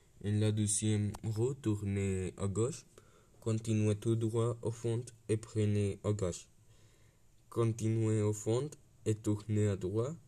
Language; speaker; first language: French; non-native, learner; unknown